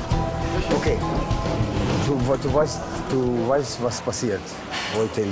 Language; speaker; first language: German; non-native, learner; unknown